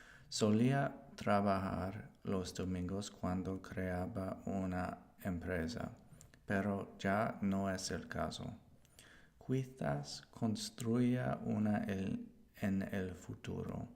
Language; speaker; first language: Spanish; non-native, learner; English